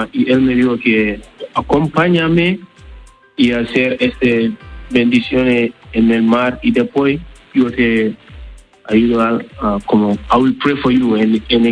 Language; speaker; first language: Spanish; non-native, learner; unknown